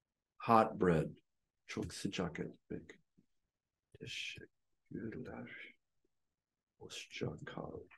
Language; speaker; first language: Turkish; non-native, learner; English